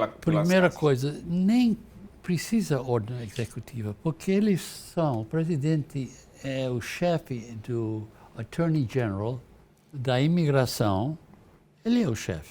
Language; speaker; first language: Portuguese; non-native, fluent; English